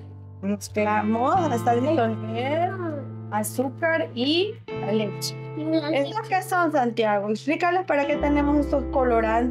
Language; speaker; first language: Spanish; native; Spanish